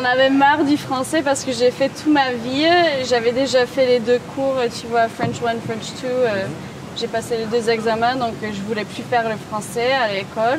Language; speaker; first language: French; non-native, local second language; English